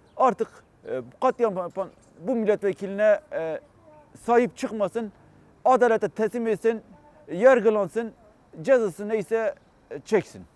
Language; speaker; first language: Turkish; non-native, local second language; Kurdish